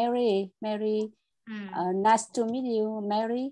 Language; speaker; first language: English; non-native, learner; Vietnamese